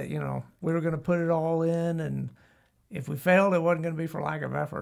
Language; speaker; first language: English; native; English